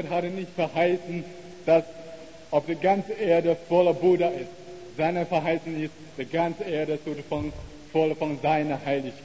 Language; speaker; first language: German; non-native, learner; Chinese